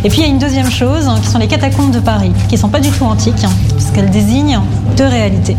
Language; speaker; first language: French; native; French